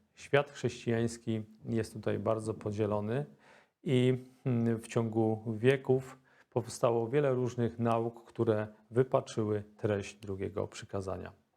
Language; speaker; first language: Polish; native; Polish